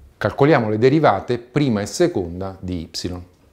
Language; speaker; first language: Italian; native; Italian